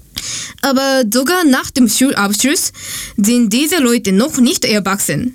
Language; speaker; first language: German; non-native, learner; Japanese